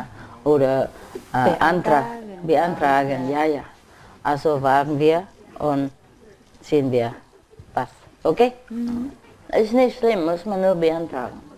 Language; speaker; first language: German; non-native, learner; Vietnamese